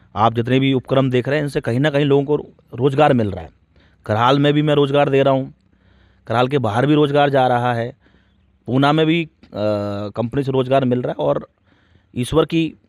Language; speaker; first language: Hindi; native; Hindi